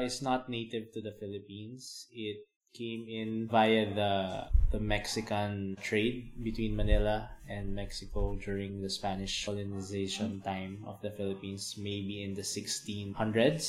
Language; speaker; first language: English; non-native, local second language; Filipino